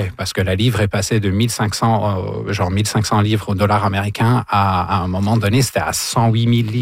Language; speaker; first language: French; non-native, local second language; Arabic